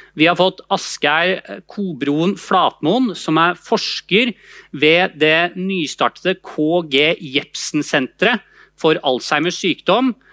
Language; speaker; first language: Norwegian; native; Norwegian